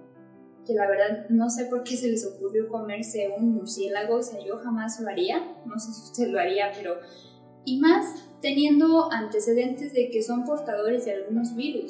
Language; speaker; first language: Spanish; native; Spanish